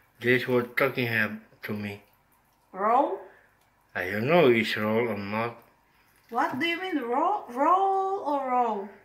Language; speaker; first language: English; non-native, learner; Indonesian